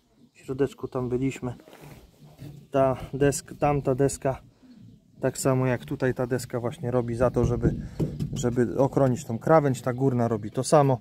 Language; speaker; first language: Polish; native; Polish